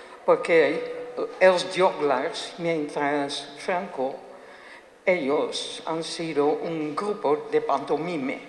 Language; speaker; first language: Spanish; non-native, fluent; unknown